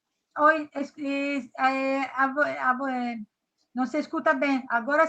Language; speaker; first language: Portuguese; non-native, learner; Italian